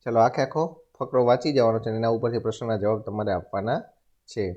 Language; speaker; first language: Hindi; non-native, local second language; Gujarati